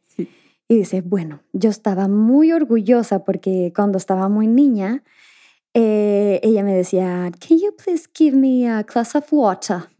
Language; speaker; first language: Spanish; native; Spanish